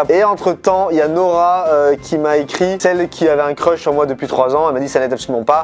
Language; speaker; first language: French; native; French